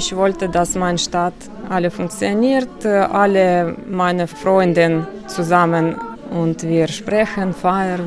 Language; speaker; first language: German; non-native, learner; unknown